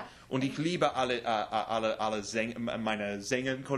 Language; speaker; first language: German; non-native, learner; English